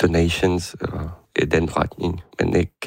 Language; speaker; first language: Danish; non-native, learner; Ukrainian